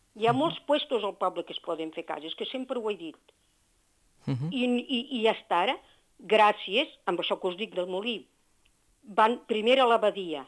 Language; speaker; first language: Catalan; native; Catalan